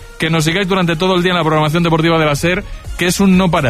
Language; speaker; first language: Spanish; native; Spanish